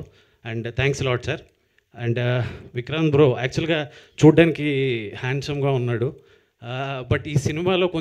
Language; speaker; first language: Telugu; native; Telugu